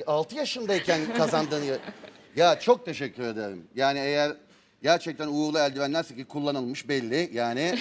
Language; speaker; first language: Turkish; native; Turkish